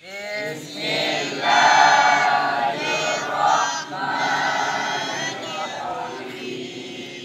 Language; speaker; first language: Arabic; non-native, learner; Indonesian